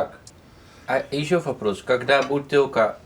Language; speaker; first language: Russian; non-native, fluent; Dutch